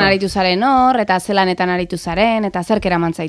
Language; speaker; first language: Basque; native; Basque